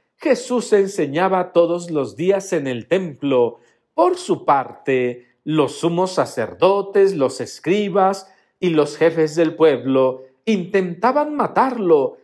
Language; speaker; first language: Spanish; native; Spanish